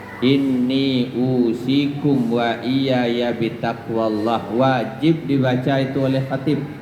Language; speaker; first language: Malay; non-native, local second language; Minangkabau